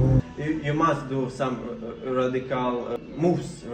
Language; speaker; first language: English; non-native, learner; Ukrainian